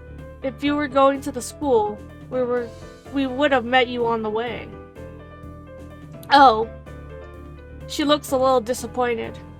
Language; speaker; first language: English; native; English